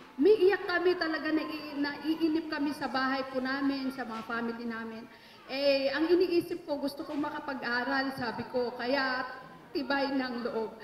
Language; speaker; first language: Filipino; non-native, local second language; Iloko